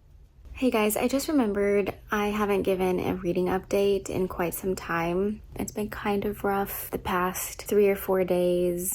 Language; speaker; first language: English; native; English